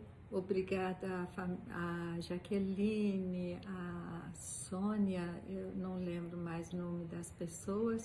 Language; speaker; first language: Portuguese; non-native, fluent; Persian